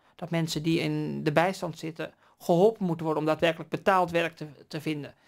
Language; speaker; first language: Dutch; native; Dutch